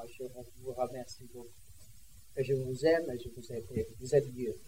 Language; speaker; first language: French; non-native, learner; Vietnamese